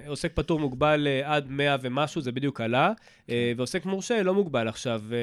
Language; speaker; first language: Hebrew; native; Hebrew